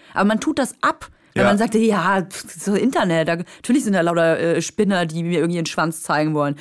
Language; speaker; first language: German; native; German